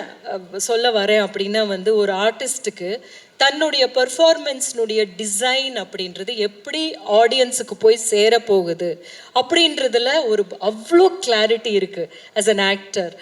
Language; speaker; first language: Tamil; native; Tamil